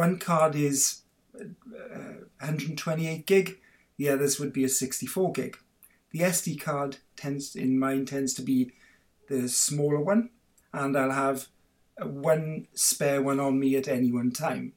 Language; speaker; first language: English; native; English